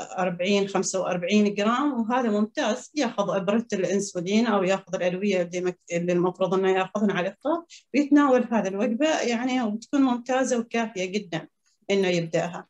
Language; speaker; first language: Arabic; native; Arabic